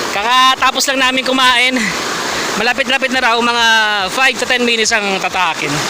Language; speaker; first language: Filipino; native; Filipino